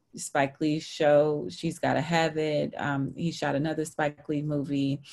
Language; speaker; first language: English; native; English